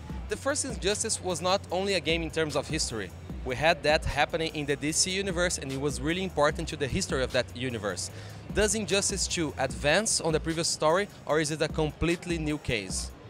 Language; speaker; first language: English; non-native, fluent; Portuguese